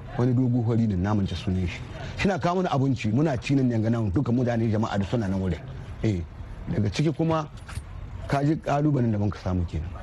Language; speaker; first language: Hausa; native; Hausa